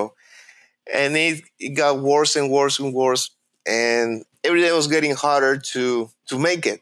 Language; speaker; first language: English; non-native, fluent; Spanish